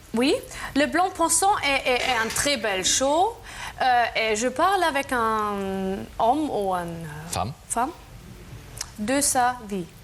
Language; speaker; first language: French; non-native, learner; German